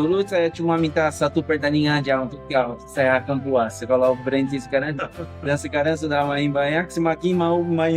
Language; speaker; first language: Indonesian; non-native, fluent; Portuguese